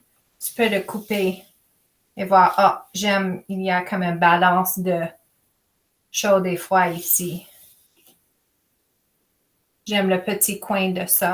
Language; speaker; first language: French; non-native, fluent; English